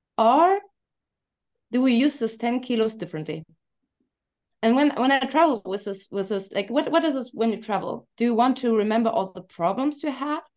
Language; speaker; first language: English; non-native, fluent; German